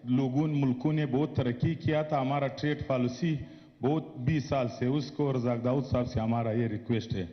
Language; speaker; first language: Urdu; non-native, local second language; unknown